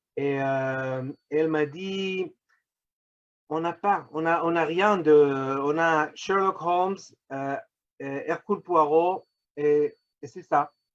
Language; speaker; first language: French; non-native, fluent; Hebrew